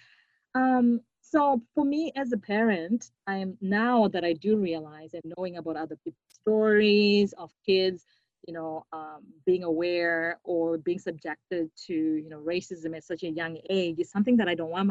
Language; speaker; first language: English; non-native, local second language; Shona